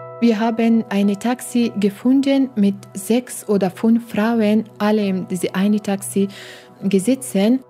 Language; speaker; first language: German; non-native, learner; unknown